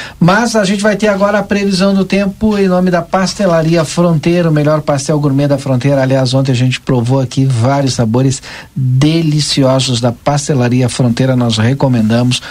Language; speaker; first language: Portuguese; native; Portuguese